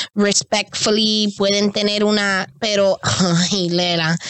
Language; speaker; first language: Spanish; early bilingual, heritage; Spanish